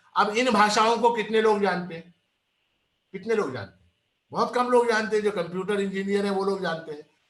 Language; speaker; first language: Hindi; non-native, local second language; Kannada